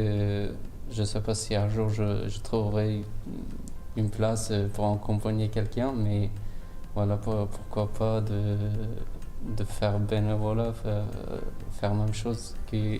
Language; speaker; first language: French; non-native, fluent; Turkish